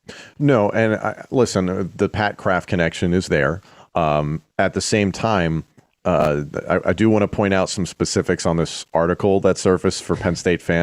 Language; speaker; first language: English; native; English